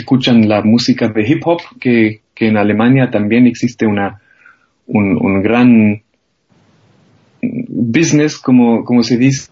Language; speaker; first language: Spanish; non-native, fluent; German